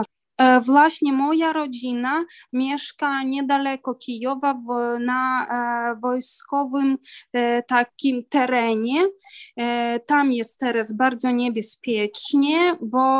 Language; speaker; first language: Polish; non-native, learner; Ukrainian